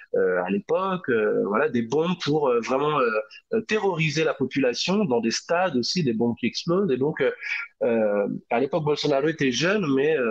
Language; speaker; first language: French; native; French